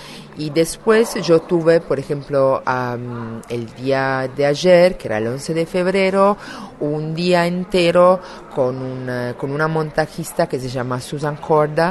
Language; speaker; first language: Spanish; non-native, fluent; Italian